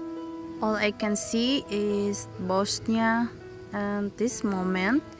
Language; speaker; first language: English; non-native, local second language; Filipino